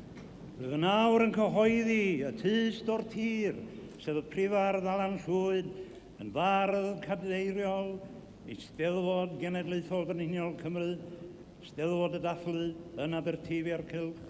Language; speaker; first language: Welsh; native; Welsh